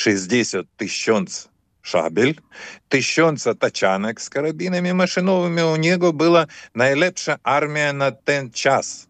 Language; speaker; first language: Ukrainian; early bilingual, heritage; Ukrainian